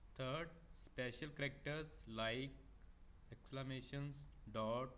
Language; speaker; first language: English; non-native, local second language; Punjabi